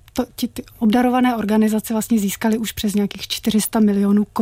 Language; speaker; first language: Czech; native; Czech